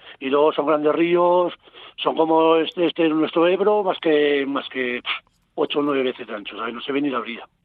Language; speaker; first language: Spanish; native; Spanish